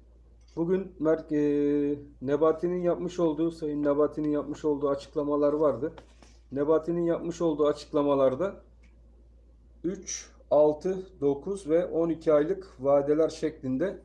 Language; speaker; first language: Turkish; native; Turkish